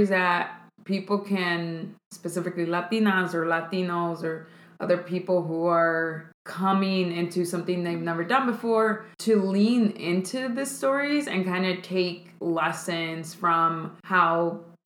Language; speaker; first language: English; early bilingual, other home language; Spanish